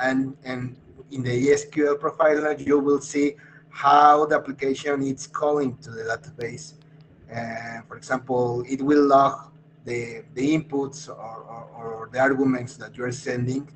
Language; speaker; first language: English; non-native, fluent; Spanish